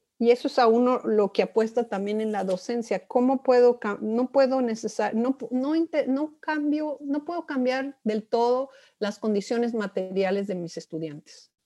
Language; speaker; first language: Spanish; native; Spanish